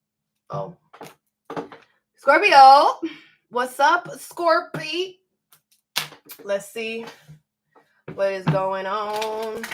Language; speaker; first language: English; native; English